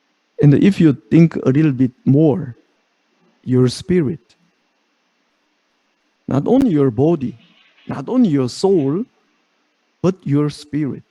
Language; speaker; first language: English; non-native, fluent; Korean